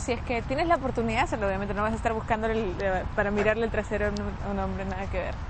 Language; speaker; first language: Spanish; native; Spanish